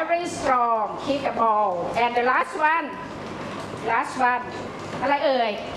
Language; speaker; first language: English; non-native, learner; Thai